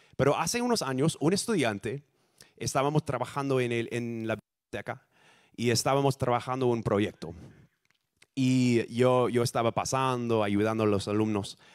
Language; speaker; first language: Spanish; non-native, fluent; English